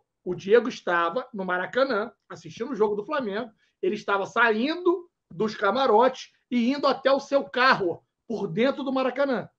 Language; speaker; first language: Portuguese; native; Portuguese